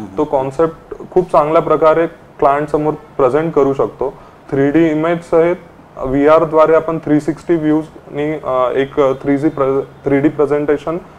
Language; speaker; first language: Marathi; native; Marathi